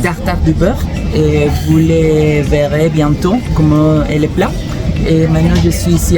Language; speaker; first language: French; non-native, learner; Spanish